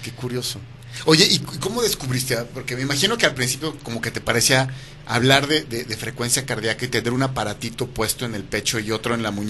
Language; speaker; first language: Spanish; native; Spanish